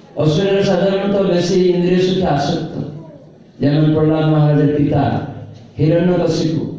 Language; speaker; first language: Bangla; non-native, fluent; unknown